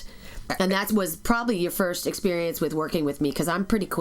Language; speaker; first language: English; native; English